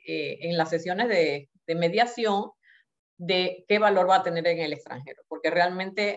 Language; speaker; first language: Spanish; native; Spanish